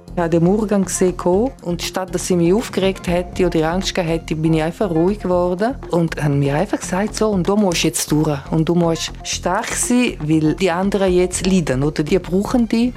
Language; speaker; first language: German; native; German